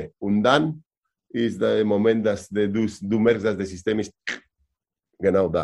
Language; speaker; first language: German; non-native, learner; Spanish